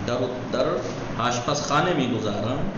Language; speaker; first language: Persian; non-native, fluent; Urdu